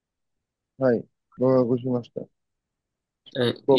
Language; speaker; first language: Japanese; non-native, learner; Bangla